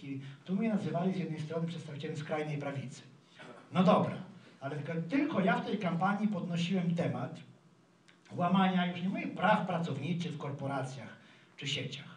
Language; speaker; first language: Polish; native; Polish